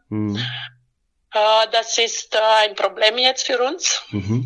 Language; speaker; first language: German; non-native, learner; Romanian